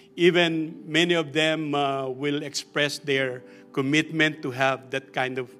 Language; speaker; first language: English; non-native, local second language; Filipino